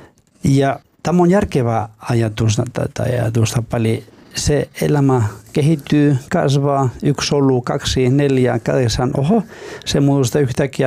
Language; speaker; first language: Finnish; non-native, fluent; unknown